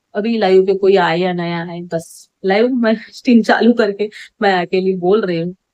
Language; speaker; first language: Hindi; non-native, local second language; Marathi